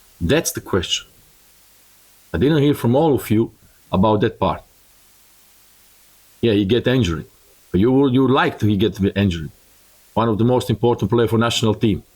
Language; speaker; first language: English; non-native, learner; Croatian